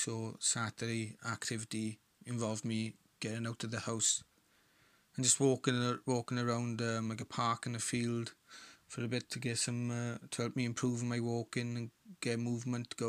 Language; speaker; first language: English; native; English